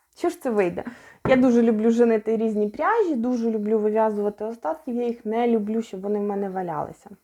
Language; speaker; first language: Ukrainian; non-native, local second language; Russian